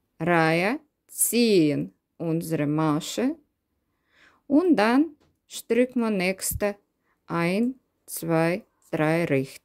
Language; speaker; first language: German; non-native, learner; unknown